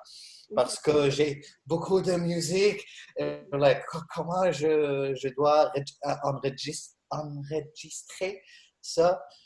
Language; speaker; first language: French; non-native, learner; Arabic